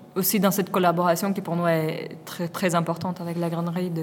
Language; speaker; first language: French; non-native, fluent; Portuguese